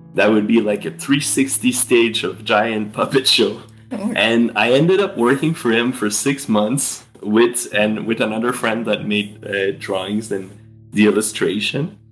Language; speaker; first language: English; native; English